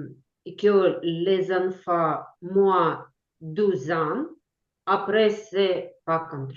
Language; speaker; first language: French; non-native, learner; Ukrainian